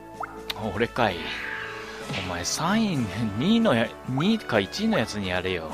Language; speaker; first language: Japanese; native; Japanese